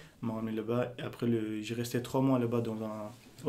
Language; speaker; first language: French; non-native, learner; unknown